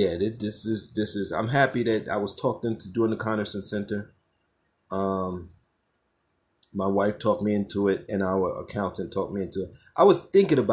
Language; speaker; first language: English; native; English